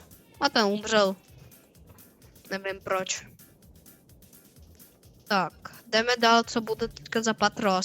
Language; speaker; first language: Czech; early bilingual, other home language; Russian